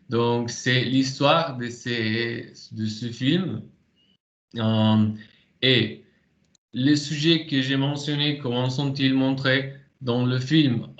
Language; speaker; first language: French; non-native, fluent; Spanish